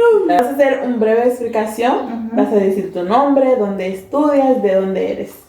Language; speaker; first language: Spanish; non-native, fluent; Haitian Creole